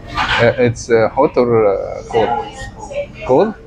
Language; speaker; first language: English; non-native, fluent; Arabic